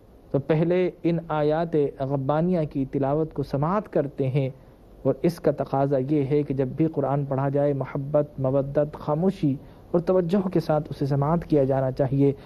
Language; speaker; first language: Urdu; native; Urdu